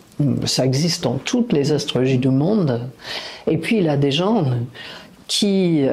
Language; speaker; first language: French; non-native, fluent; English